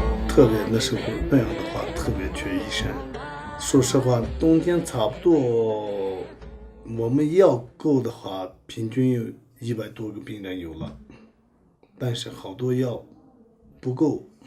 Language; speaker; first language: Chinese; non-native, local second language; Tibetan